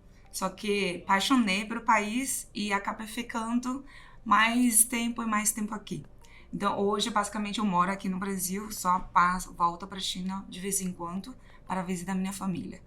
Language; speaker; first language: Portuguese; non-native, fluent; Chinese